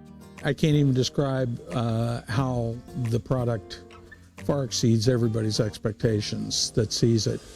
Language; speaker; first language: English; native; English